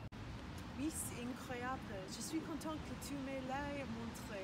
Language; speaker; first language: French; non-native, learner; English